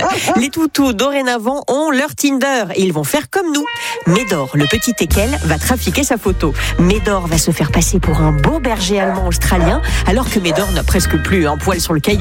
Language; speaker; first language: French; native; French